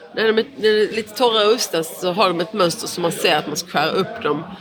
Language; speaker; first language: Swedish; early bilingual, other home language; Portuguese